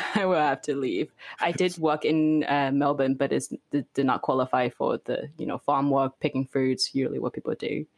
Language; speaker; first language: English; non-native, fluent; Chinese